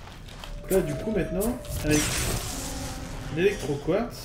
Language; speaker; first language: French; native; French